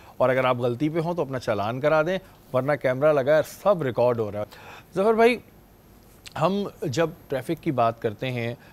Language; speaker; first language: Urdu; native; Urdu